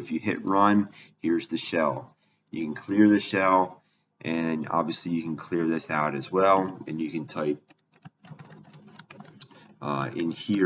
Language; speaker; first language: English; native; English